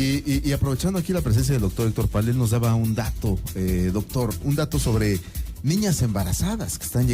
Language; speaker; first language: Spanish; native; Spanish